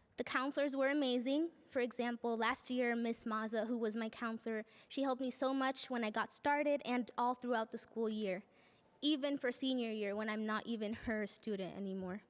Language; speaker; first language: English; non-native, fluent; Spanish